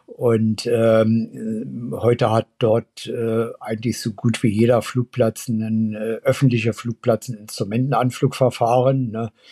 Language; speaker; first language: German; native; German